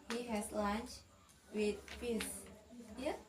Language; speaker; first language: English; non-native, fluent; Indonesian